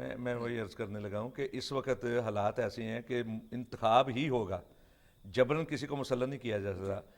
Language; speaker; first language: Urdu; non-native, local second language; Punjabi